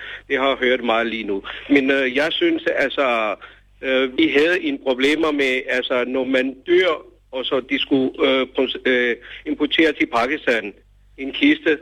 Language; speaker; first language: Danish; non-native, learner; Urdu